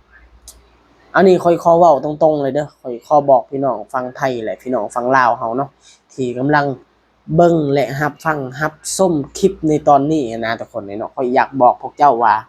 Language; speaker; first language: Thai; non-native, local second language; Lao